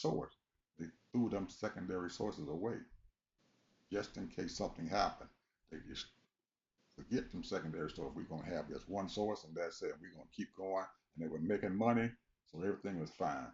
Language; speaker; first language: English; native; English